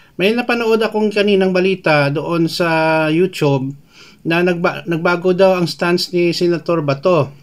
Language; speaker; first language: Filipino; non-native, local second language; Hiligaynon